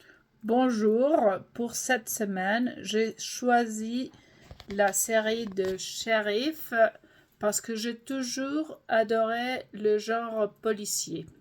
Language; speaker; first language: French; non-native, fluent; English